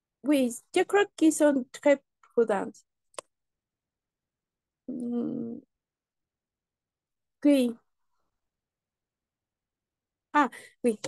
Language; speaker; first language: French; non-native, learner; Spanish